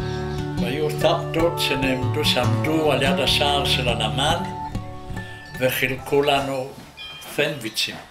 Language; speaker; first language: Hebrew; non-native, fluent; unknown